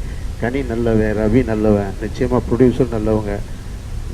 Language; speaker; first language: Tamil; native; Tamil